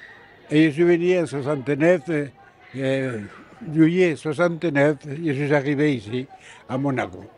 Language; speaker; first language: French; non-native, fluent; Spanish